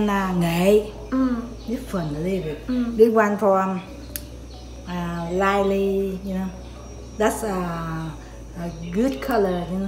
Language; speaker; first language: English; non-native, learner; Vietnamese